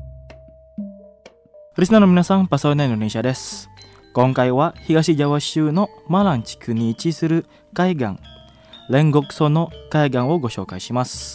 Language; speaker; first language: Japanese; non-native, fluent; Indonesian